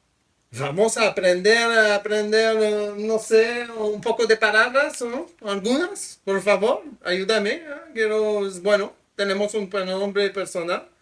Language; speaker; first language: Spanish; non-native, fluent; French